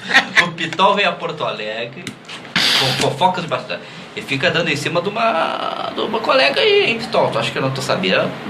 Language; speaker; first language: Portuguese; native; Portuguese